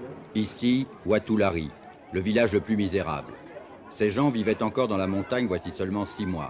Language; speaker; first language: French; native; French